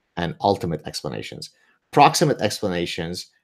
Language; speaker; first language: English; early bilingual, other home language; Arabic